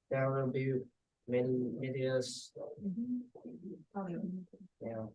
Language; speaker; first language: English; non-native, learner; Georgian